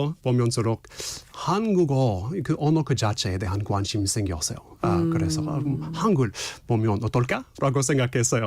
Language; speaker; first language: Korean; non-native, fluent; English